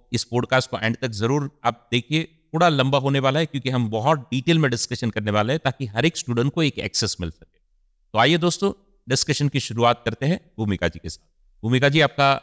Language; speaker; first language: Hindi; non-native, local second language; Gujarati